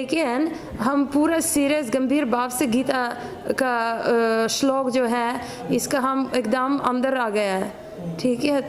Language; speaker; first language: Hindi; non-native, fluent; Ukrainian